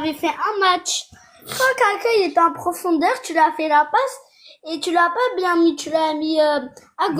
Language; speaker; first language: French; early bilingual, other home language; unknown